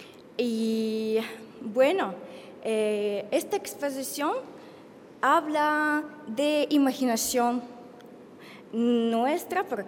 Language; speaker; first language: Spanish; non-native, learner; Ukrainian